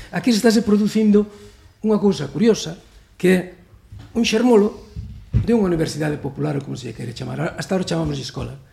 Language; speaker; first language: Galician; non-native, local second language; Spanish